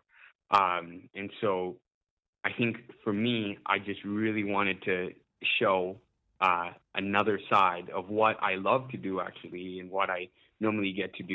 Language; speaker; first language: English; non-native, local second language; Ganda